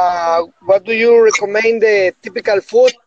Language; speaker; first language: English; non-native, learner; Spanish